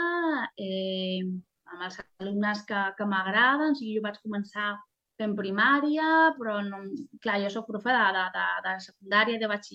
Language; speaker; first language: Catalan; non-native, local second language; Spanish